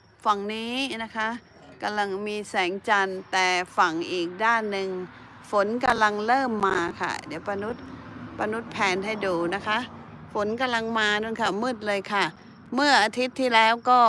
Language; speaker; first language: Thai; non-native, local second language; Northeastern Thai